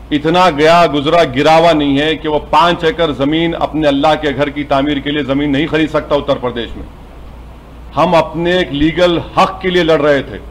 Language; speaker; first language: Urdu; native; Urdu